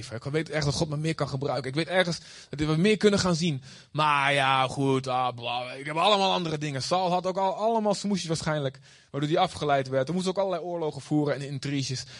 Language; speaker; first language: Dutch; native; Dutch